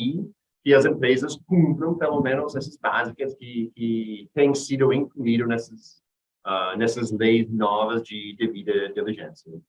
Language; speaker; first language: Portuguese; non-native, fluent; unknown